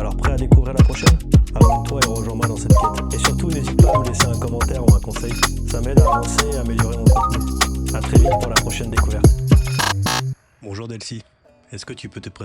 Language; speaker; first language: French; native; French